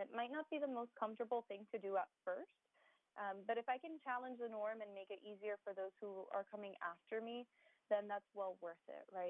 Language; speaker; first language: English; native; English